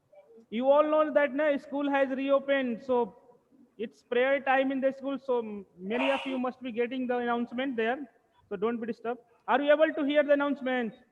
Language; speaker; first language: English; non-native, local second language; Hindi